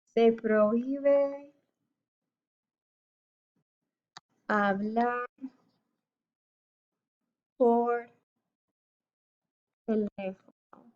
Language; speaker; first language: Spanish; non-native, fluent; English